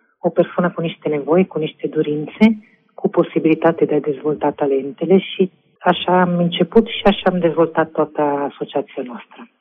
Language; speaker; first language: Romanian; non-native, fluent; Italian